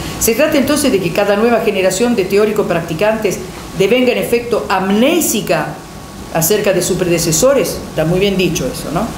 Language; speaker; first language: Spanish; non-native, fluent; Italian